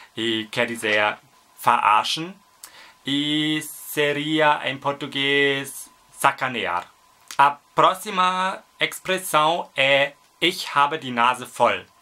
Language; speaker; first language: Portuguese; non-native, learner; German